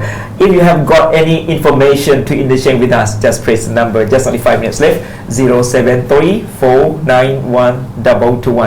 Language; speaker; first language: English; non-native, fluent; Pattani Malay